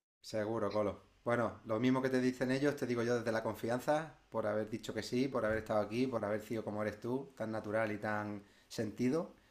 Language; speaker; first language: Spanish; native; Spanish